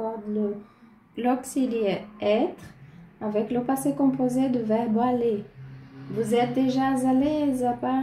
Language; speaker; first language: French; non-native, fluent; Portuguese